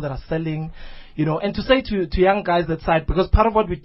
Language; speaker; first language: English; non-native, local second language; Zulu